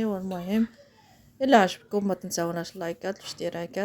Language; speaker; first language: Arabic; native; Arabic